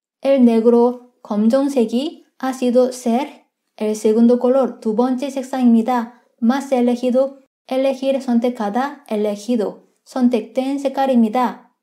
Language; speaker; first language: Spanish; non-native, fluent; Korean